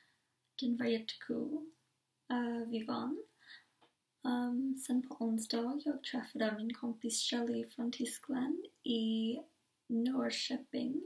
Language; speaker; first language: Swedish; non-native, learner; English